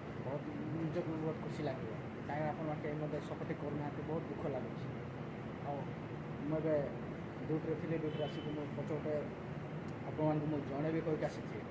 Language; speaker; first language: Odia; non-native, local second language; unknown